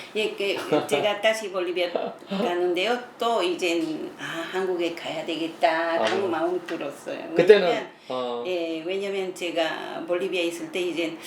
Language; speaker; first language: Korean; non-native, learner; Spanish